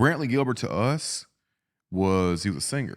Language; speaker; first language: English; native; English